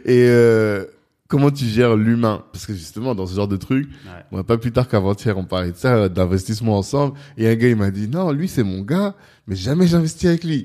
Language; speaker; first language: French; non-native, local second language; Sango